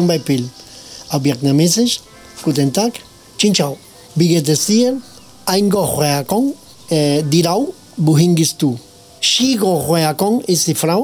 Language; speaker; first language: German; non-native, fluent; Spanish